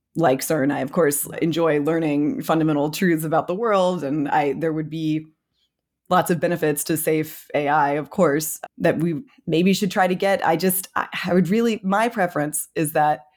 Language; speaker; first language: English; native; English